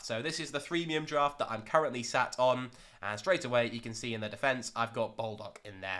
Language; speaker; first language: English; native; English